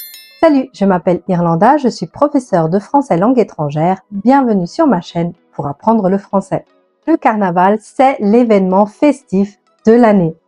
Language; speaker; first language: French; non-native, fluent; Italian